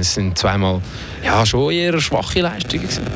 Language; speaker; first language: German; native; German